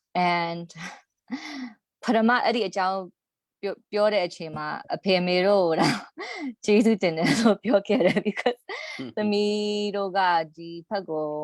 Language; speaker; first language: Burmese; non-native, local second language; Hakha Chin